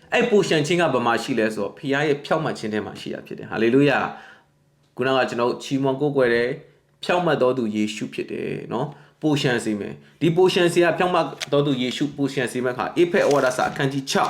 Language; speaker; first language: Burmese; non-native, local second language; Kachin